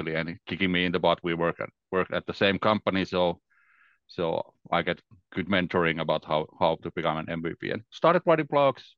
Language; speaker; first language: English; non-native, fluent; Finnish